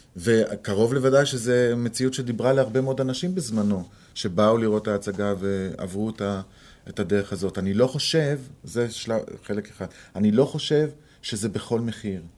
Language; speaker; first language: Hebrew; native; Hebrew